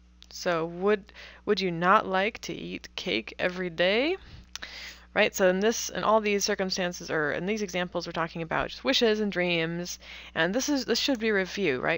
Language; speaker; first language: English; native; English